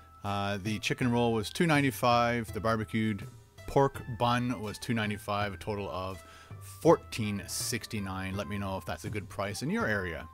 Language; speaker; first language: English; native; English